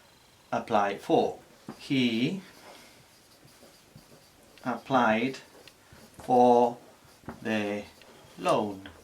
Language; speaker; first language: English; non-native, fluent; Spanish